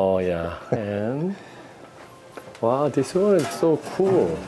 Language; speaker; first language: English; non-native, learner; Korean